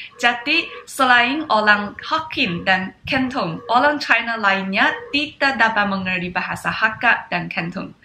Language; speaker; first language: Indonesian; non-native, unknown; Chinese